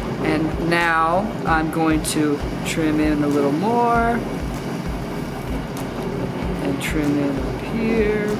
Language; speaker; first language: English; native; English